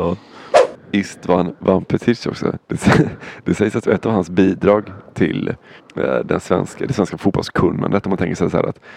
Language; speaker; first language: Swedish; native; Swedish